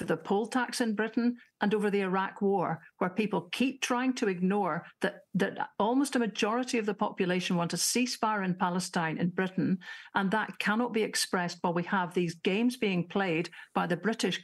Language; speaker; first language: English; native; English